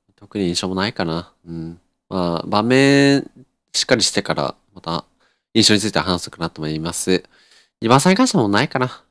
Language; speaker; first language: Japanese; native; Japanese